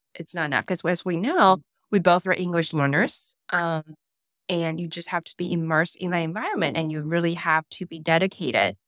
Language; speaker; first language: English; non-native, fluent; Chinese